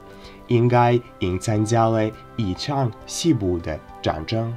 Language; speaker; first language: Chinese; non-native, learner; Russian